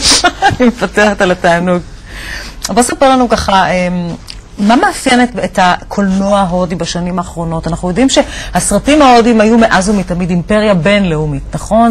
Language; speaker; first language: Hebrew; native; Hebrew